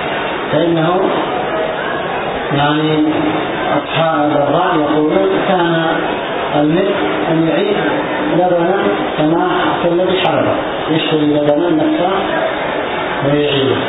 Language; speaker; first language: Arabic; native; Arabic